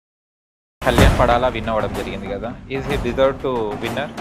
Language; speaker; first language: Telugu; native; Telugu